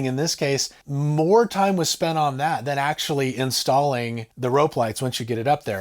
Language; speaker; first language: English; native; English